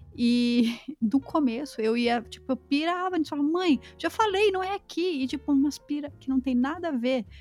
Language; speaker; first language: Portuguese; native; Portuguese